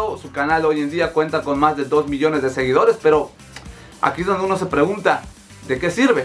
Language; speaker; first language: Spanish; native; Spanish